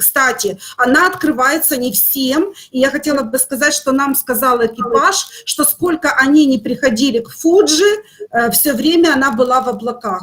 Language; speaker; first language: Russian; native; Russian